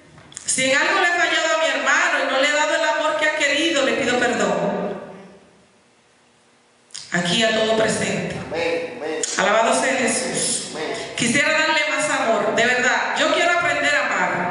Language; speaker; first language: Spanish; native; Spanish